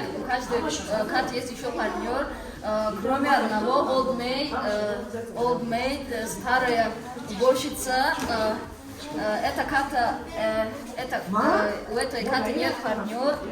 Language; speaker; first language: Russian; non-native, local second language; Tajik